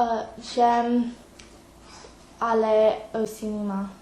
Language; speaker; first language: French; non-native, learner; English